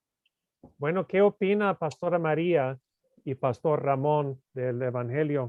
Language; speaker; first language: Spanish; non-native, fluent; English